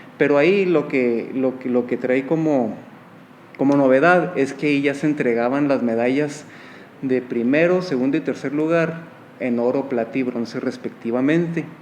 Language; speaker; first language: Spanish; native; Spanish